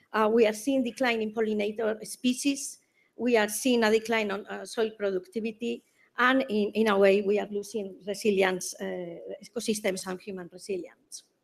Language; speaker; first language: English; non-native, fluent; Spanish